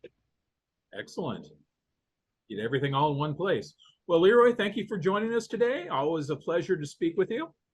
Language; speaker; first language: English; native; English